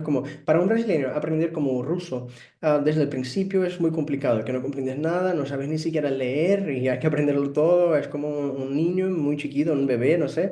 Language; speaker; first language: Spanish; non-native, fluent; Portuguese